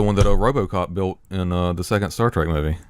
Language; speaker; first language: English; native; English